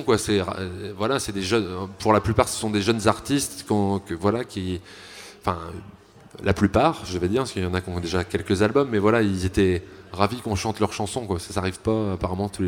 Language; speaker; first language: French; native; French